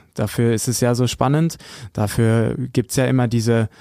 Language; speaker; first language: German; native; German